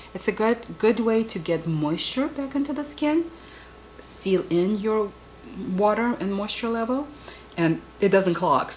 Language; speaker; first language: English; non-native, fluent; Russian